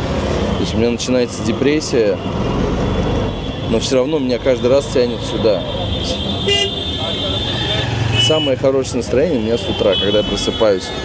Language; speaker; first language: Russian; native; Russian